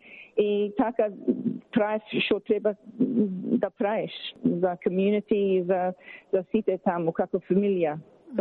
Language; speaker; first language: Macedonian; early bilingual, heritage; Macedonian